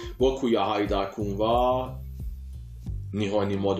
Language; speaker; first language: Japanese; non-native, fluent; Persian